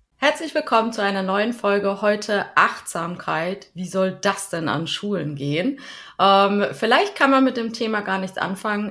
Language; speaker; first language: German; native; German